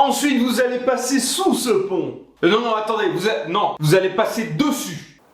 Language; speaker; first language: French; native; French